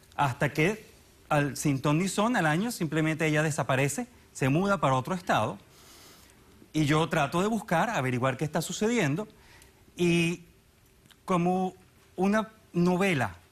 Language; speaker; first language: Spanish; native; Spanish